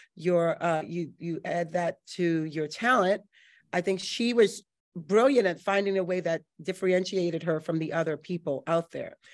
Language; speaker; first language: English; native; English